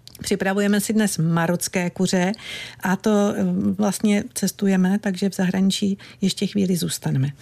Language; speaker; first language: Czech; native; Czech